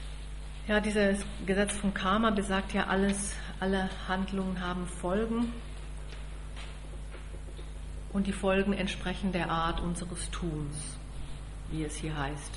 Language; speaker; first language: German; native; German